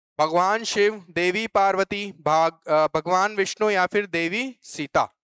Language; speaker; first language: Hindi; native; Hindi